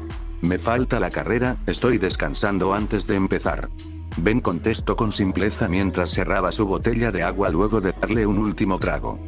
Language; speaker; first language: Spanish; native; Spanish